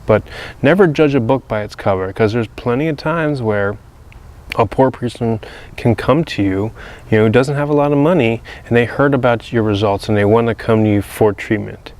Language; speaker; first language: English; native; English